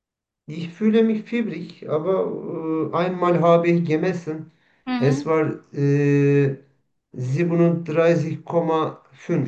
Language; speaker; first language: German; non-native, learner; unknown